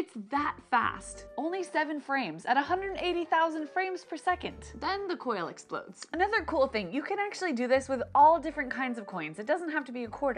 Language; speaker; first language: English; native; English